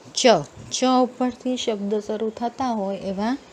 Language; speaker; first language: Hindi; non-native, local second language; Gujarati